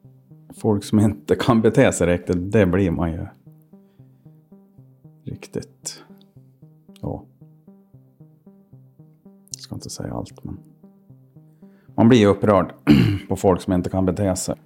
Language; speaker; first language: Swedish; native; Swedish